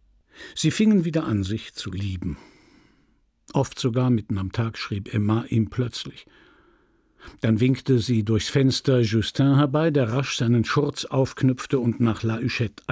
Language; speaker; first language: German; native; German